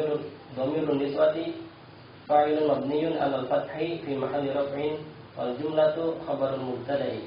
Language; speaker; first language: Arabic; non-native, learner; Indonesian